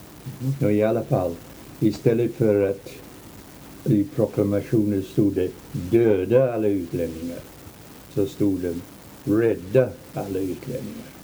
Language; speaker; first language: Swedish; early bilingual, heritage; Swedish